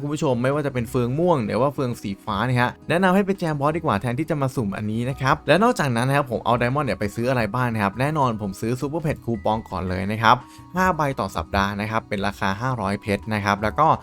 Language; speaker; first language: Thai; native; Thai